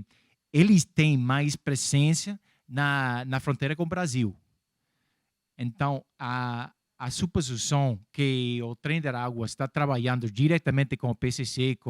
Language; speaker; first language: Portuguese; non-native, fluent; English